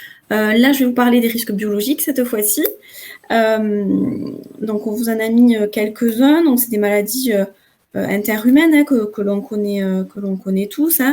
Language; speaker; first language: French; native; French